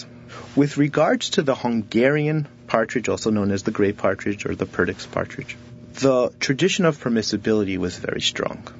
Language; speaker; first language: English; native; English